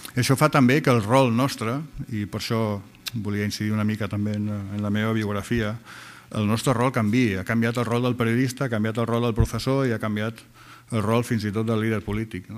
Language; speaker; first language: Catalan; non-native, fluent; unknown